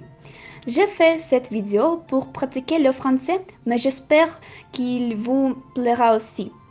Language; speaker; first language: French; non-native, learner; Russian